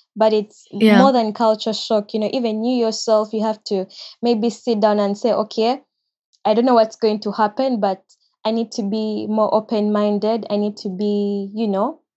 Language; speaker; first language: English; non-native, local second language; Ganda